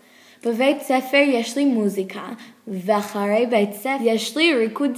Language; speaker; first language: Hebrew; non-native, learner; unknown